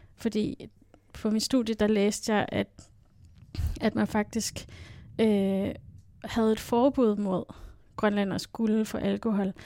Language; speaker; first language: Danish; native; Danish